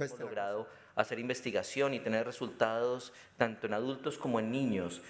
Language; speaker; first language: Spanish; native; Spanish